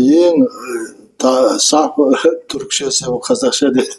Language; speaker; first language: Turkish; non-native, learner; Kazakh